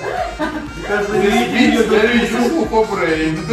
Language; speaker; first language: English; non-native, learner; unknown